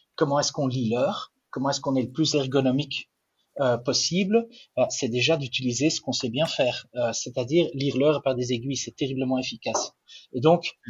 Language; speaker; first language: French; non-native, local second language; Dutch